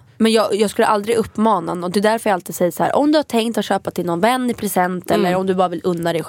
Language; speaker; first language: Swedish; native; Swedish